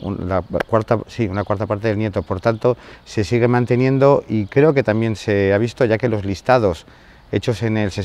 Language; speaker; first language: Spanish; native; Spanish